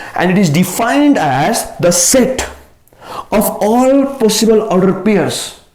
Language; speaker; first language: English; non-native, local second language; Nepali